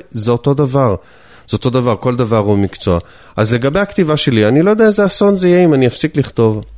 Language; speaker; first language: Hebrew; native; Hebrew